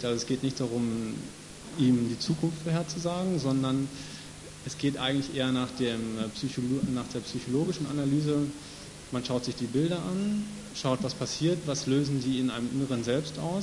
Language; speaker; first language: German; native; German